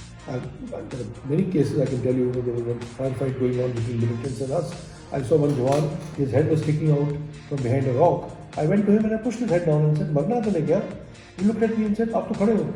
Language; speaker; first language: English; non-native, local second language; Hindi